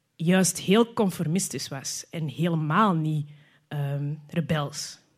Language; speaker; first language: Dutch; native; Dutch